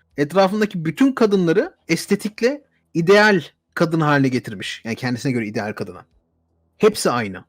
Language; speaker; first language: Turkish; native; Turkish